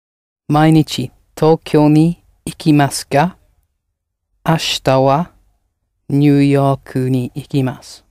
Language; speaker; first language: Japanese; non-native, learner; English